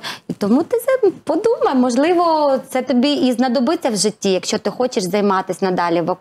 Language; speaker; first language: Ukrainian; native; Ukrainian